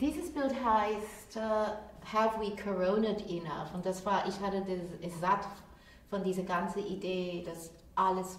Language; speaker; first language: German; non-native, fluent; English